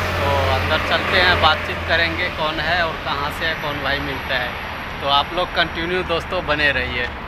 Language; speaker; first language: Hindi; native; Hindi